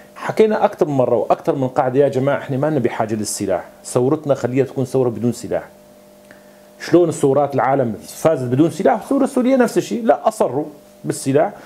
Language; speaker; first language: Arabic; non-native, local second language; Kurdish